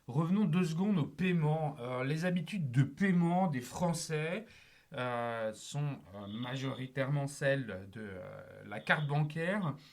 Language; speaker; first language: French; native; French